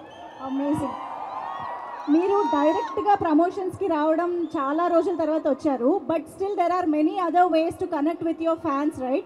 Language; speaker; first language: Telugu; native; Telugu